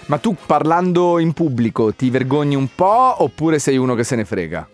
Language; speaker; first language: Italian; native; Italian